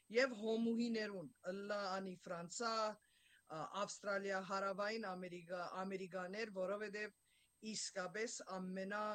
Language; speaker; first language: Armenian; native; Armenian